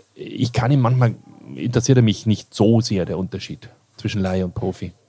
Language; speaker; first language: German; native; German